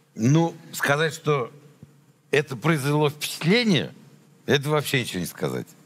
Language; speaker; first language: Russian; native; Russian